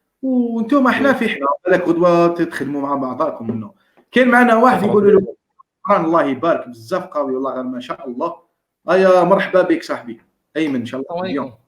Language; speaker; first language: Arabic; native; Arabic